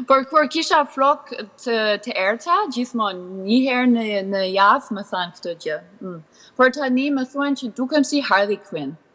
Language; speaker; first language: Albanian; early bilingual, heritage; Albanian